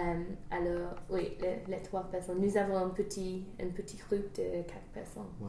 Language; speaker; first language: French; non-native, learner; English